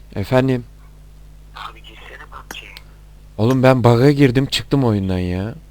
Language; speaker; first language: Turkish; native; Turkish